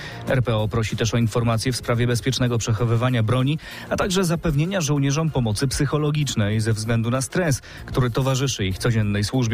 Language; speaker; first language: Polish; native; Polish